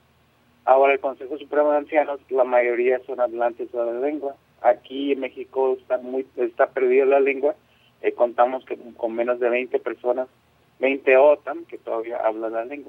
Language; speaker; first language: Spanish; non-native, local second language; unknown